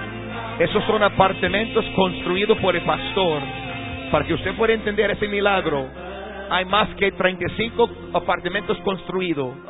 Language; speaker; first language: Spanish; non-native, fluent; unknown